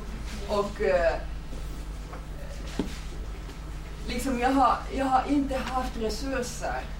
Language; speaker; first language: Swedish; non-native, fluent; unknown